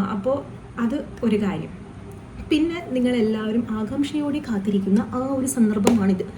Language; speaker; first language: Malayalam; non-native, local second language; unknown